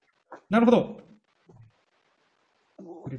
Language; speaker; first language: Japanese; native; Japanese